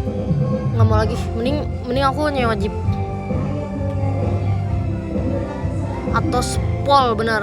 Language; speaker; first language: Indonesian; native; Indonesian